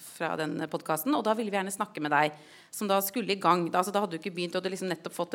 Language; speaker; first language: Norwegian; native; Norwegian